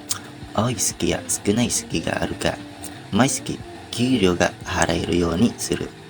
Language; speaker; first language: Japanese; non-native, learner; Indonesian